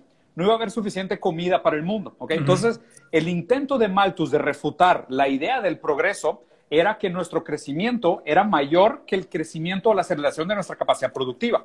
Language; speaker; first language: Spanish; native; Spanish